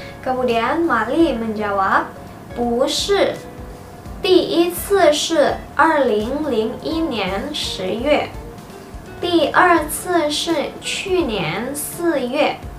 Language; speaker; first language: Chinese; non-native, fluent; Indonesian